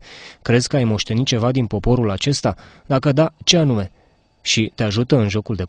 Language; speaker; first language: Romanian; native; Romanian